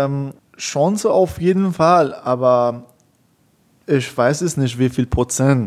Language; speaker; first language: German; non-native, fluent; Persian